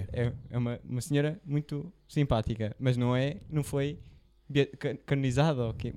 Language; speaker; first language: Portuguese; native; Portuguese